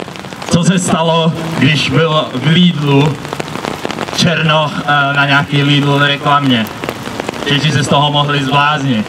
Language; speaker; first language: Czech; early bilingual, other home language; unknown